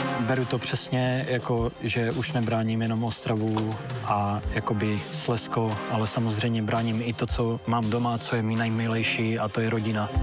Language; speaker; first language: Czech; native; Czech